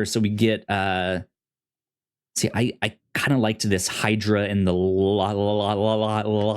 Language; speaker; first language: English; native; English